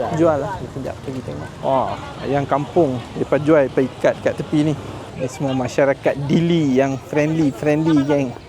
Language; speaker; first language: Malay; native; Malay